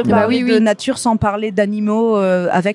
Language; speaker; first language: French; native; French